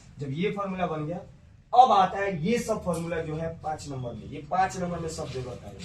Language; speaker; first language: Hindi; native; Hindi